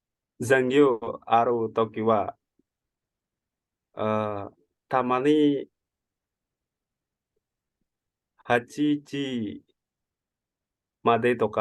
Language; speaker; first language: Japanese; non-native, learner; Indonesian